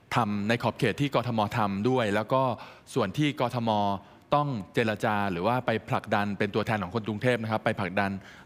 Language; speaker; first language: Thai; native; Thai